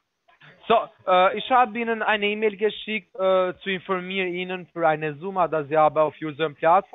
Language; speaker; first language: German; non-native, learner; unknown